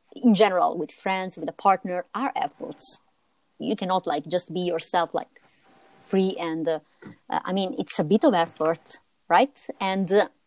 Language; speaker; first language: English; non-native, fluent; Italian